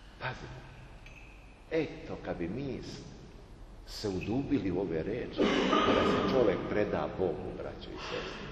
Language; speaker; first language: Serbian; native; Serbian